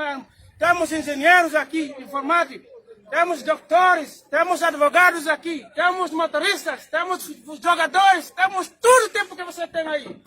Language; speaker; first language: Portuguese; non-native, learner; Haitian Creole